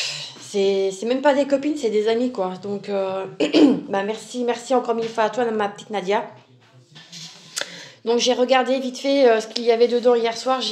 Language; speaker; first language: French; native; French